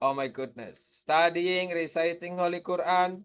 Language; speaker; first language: English; non-native, fluent; Indonesian